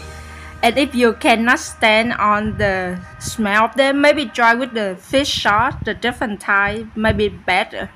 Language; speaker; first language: English; non-native, learner; Vietnamese